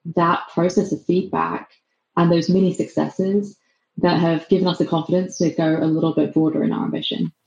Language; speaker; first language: English; native; English